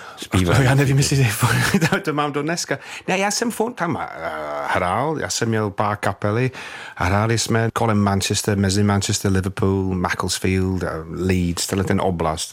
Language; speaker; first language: Czech; non-native, fluent; English